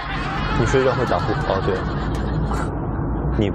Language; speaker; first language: Chinese; native; Chinese